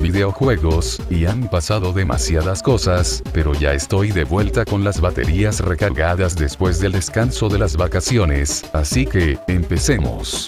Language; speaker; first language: Spanish; native; Spanish